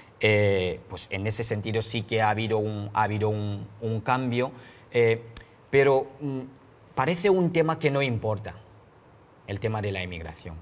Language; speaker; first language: Spanish; non-native, fluent; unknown